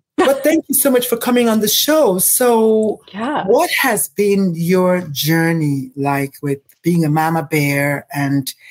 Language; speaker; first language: English; non-native, local second language; Igbo